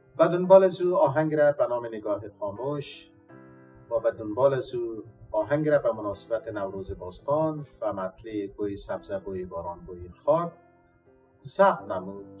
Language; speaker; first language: Persian; native; Persian